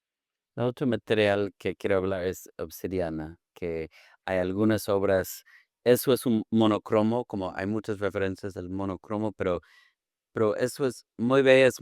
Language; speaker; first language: Spanish; non-native, fluent; English